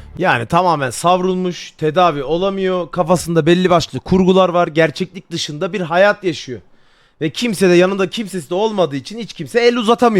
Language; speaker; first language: Turkish; native; Turkish